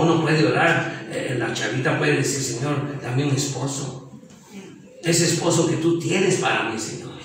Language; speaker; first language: Spanish; native; Spanish